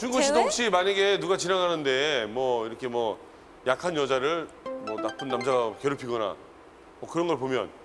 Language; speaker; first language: Korean; native; Korean